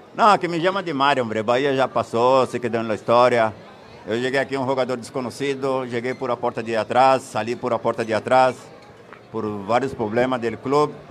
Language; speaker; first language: Spanish; non-native, fluent; Portuguese